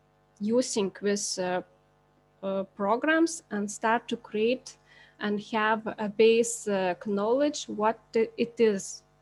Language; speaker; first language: English; non-native, learner; Lithuanian